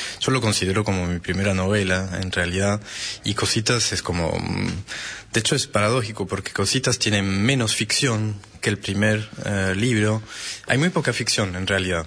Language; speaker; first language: Spanish; non-native, fluent; French